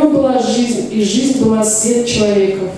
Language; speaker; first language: Russian; native; Russian